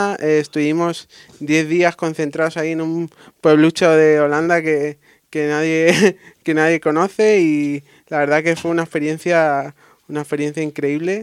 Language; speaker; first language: Spanish; native; Spanish